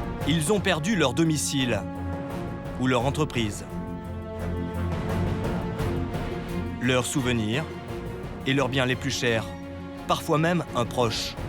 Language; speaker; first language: French; native; French